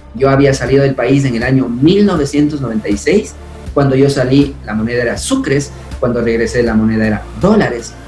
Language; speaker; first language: Spanish; non-native, local second language; Quechua